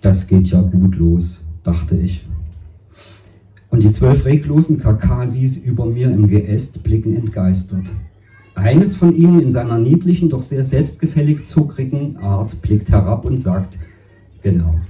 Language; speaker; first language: German; native; German